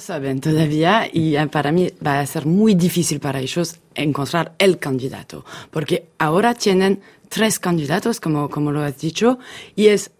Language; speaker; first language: Spanish; non-native, fluent; French